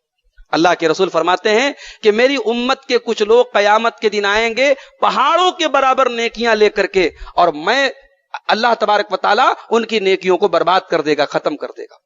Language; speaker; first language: Urdu; native; Urdu